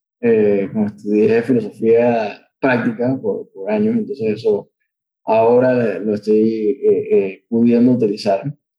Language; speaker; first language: Spanish; native; Spanish